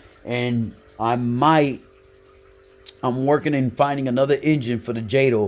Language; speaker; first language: English; native; English